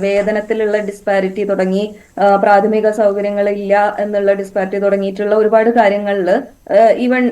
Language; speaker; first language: Malayalam; native; Malayalam